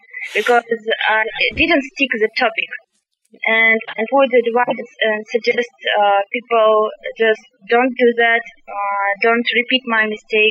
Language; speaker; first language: English; non-native, fluent; Kazakh